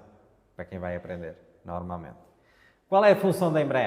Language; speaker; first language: Portuguese; native; Portuguese